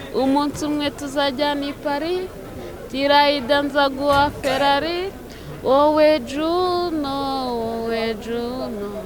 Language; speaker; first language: Kinyarwanda; native; Kinyarwanda